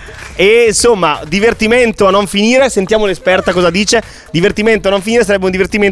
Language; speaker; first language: Italian; native; Italian